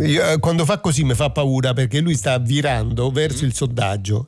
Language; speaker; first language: Italian; native; Italian